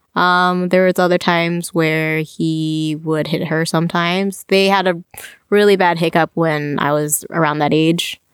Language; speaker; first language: English; native; English